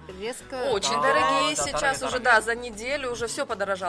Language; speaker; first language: Russian; native; Russian